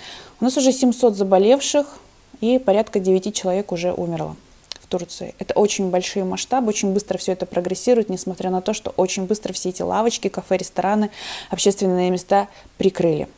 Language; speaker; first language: Russian; native; Russian